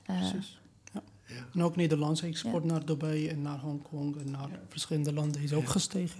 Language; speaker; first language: Dutch; non-native, fluent; Persian